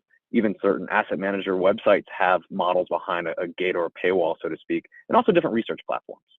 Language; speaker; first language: English; native; English